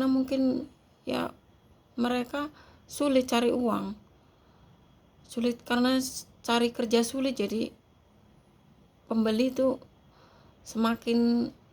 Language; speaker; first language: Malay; non-native, local second language; Javanese